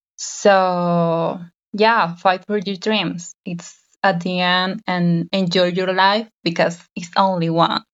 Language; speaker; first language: English; non-native, learner; Spanish